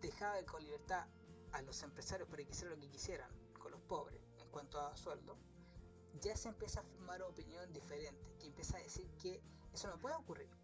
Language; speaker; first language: Spanish; native; Spanish